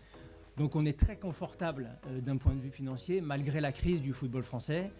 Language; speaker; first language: French; native; French